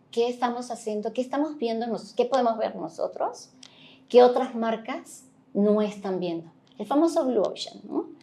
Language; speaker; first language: Spanish; native; Spanish